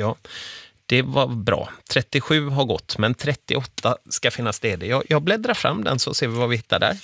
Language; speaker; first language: Swedish; native; Swedish